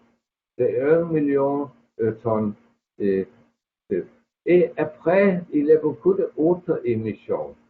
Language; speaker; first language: French; non-native, fluent; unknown